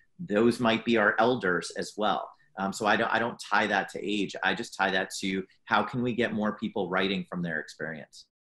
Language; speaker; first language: English; native; English